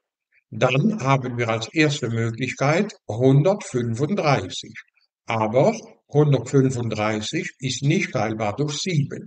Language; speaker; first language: German; non-native, fluent; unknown